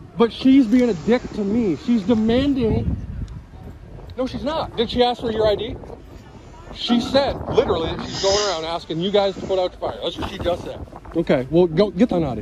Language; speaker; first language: English; native; English